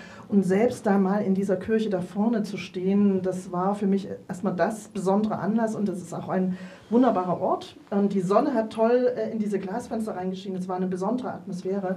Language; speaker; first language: German; native; German